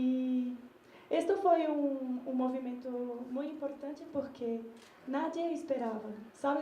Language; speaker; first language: Spanish; non-native, learner; Portuguese